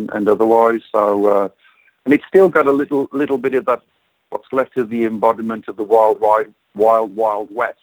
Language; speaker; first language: English; native; English